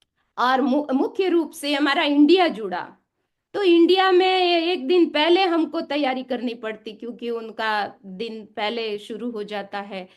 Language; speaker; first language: Hindi; native; Hindi